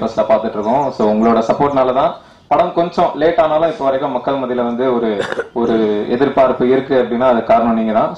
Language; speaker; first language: Tamil; native; Tamil